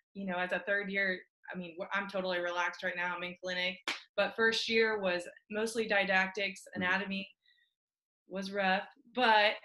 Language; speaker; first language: English; native; English